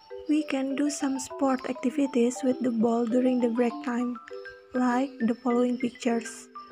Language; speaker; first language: English; non-native, learner; Indonesian